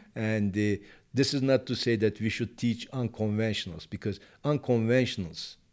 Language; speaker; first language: English; non-native, fluent; Turkish